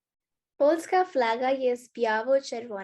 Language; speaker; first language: Polish; non-native, learner; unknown